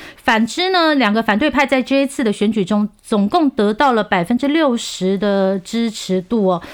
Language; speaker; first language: Chinese; non-native, fluent; Korean